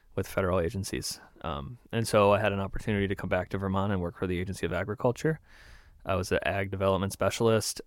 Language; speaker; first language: English; native; English